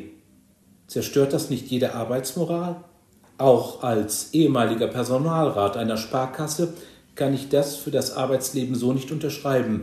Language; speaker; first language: German; native; German